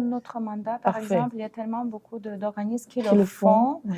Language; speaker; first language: French; non-native, fluent; Ukrainian